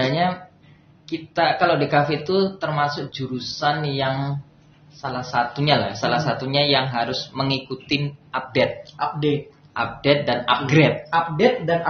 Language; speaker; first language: Indonesian; native; Indonesian